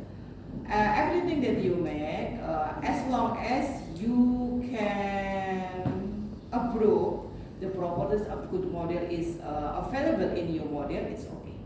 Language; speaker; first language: English; non-native, learner; Indonesian